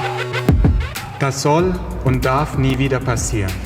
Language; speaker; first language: German; non-native, fluent; Arabic